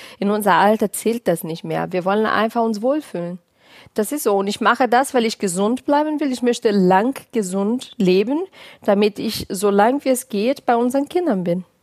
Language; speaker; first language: German; non-native, fluent; Portuguese